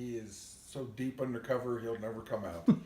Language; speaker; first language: English; native; English